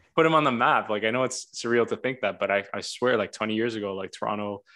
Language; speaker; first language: English; native; English